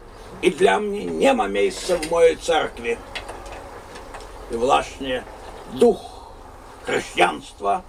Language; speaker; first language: Polish; non-native, fluent; Russian